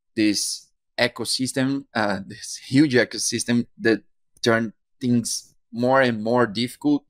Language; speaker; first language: English; non-native, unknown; Portuguese